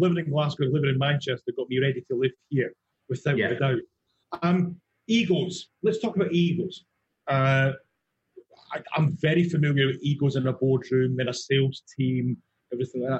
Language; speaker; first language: English; native; English